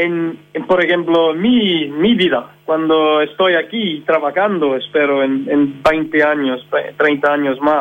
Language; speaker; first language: Spanish; non-native, fluent; English